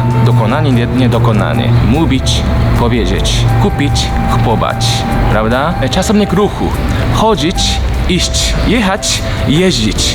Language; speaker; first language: Polish; non-native, fluent; Japanese